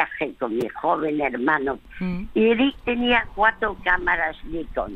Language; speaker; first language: Spanish; early bilingual, other home language; French